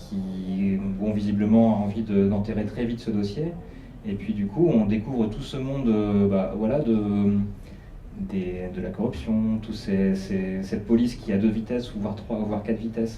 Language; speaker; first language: French; native; French